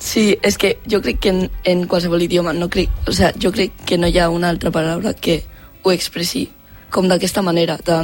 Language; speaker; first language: Catalan; non-native, local second language; Spanish